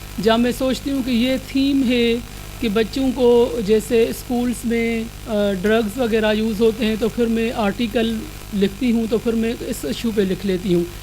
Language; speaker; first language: Urdu; non-native, local second language; Sindhi